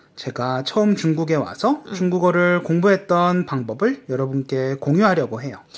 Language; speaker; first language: Korean; native; Korean